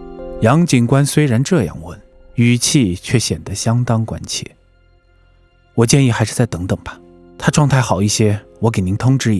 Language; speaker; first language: Chinese; native; Chinese